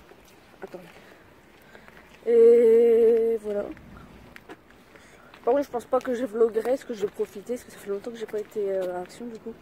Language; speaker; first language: French; native; French